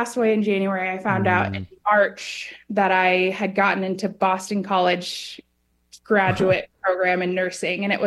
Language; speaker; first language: English; native; English